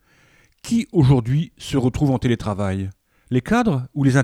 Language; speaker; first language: French; native; French